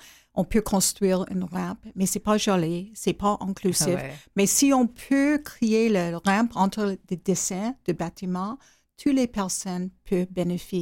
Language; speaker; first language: French; non-native, learner; English